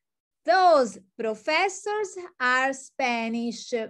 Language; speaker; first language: English; non-native, fluent; Italian